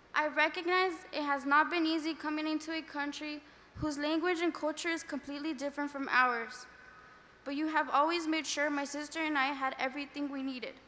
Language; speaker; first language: English; early bilingual, other home language; Spanish